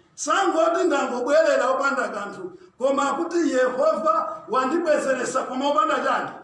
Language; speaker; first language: Nyanja; native; Nyanja